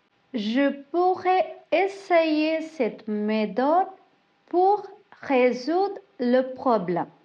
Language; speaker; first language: French; non-native, fluent; Tamil